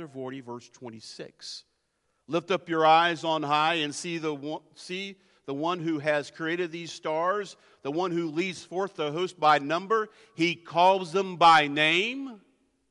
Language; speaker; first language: English; native; English